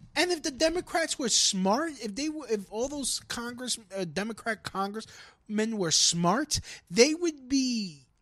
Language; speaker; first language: English; native; English